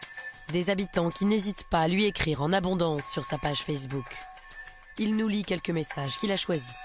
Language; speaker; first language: French; native; French